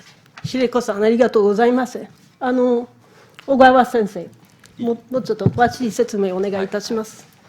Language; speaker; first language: Japanese; non-native, fluent; French